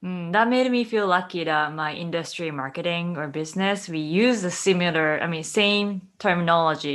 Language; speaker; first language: English; non-native, fluent; Japanese